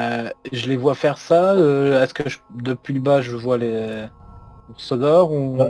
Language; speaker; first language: French; native; French